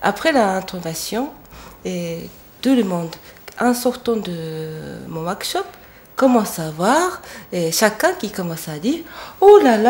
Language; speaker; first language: French; non-native, fluent; Japanese